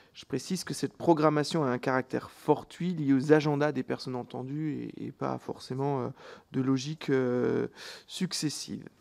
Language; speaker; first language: French; native; French